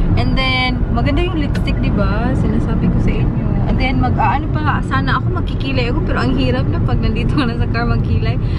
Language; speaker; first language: Filipino; native; Filipino